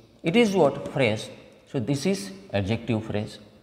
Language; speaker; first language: English; non-native, local second language; Gujarati